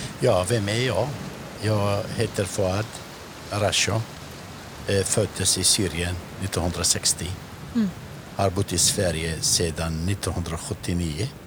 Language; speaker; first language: Swedish; non-native, fluent; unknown